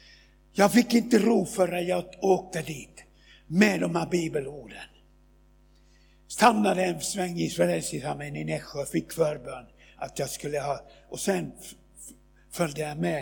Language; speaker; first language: Swedish; non-native, fluent; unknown